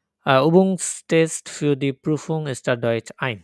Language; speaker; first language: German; non-native, fluent; Bangla